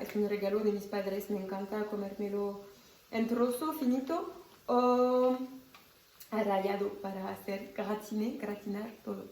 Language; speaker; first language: Spanish; non-native, fluent; French